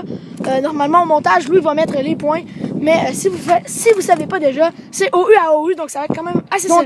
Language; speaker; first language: French; native; French